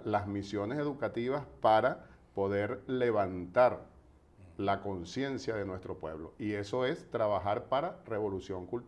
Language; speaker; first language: Spanish; native; Spanish